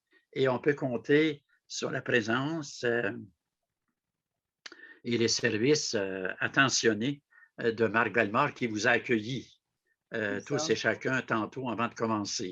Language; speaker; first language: French; native; French